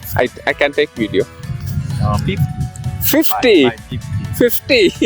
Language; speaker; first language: English; non-native, learner; Malayalam